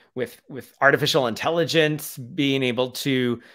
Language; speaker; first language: English; native; English